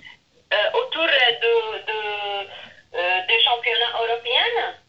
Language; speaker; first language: French; non-native, local second language; Arabic